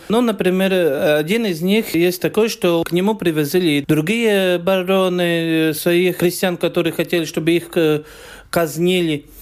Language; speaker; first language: Russian; non-native, fluent; Latvian